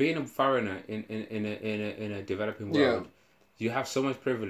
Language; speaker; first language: English; non-native, local second language; Shona